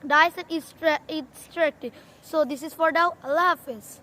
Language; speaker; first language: English; non-native, local second language; Bangla